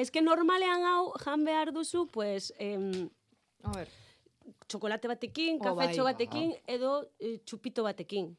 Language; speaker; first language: Basque; non-native, learner; Galician